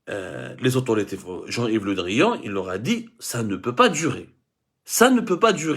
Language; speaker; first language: French; non-native, local second language; Arabic